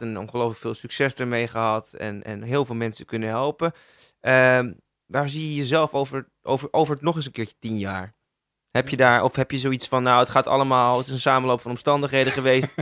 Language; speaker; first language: Dutch; native; Dutch